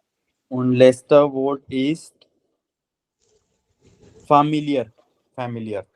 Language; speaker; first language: German; non-native, fluent; Hindi